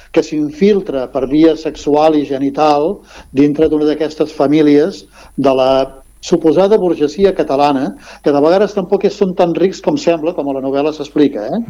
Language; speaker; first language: Catalan; non-native, local second language; Spanish